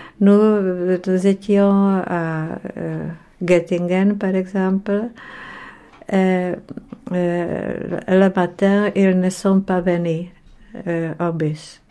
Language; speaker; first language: French; non-native, learner; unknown